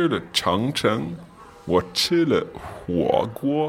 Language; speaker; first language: Chinese; non-native, learner; English